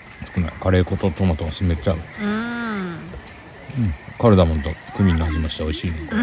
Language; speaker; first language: Japanese; native; Japanese